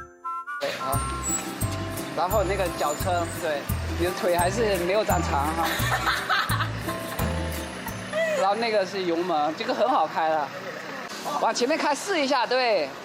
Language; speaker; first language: Chinese; native; Chinese